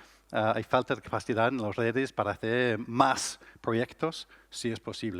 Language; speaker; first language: Spanish; non-native, learner; English